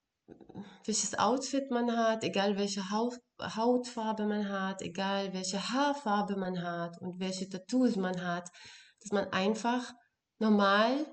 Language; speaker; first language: German; non-native, fluent; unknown